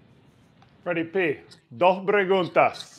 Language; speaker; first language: Spanish; non-native, learner; English